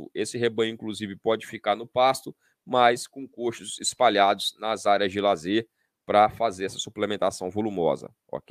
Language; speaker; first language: Portuguese; native; Portuguese